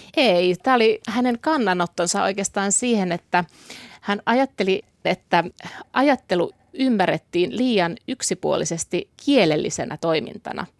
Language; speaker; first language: Finnish; native; Finnish